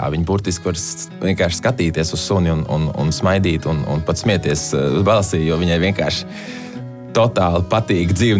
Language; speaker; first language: Latvian; native; Latvian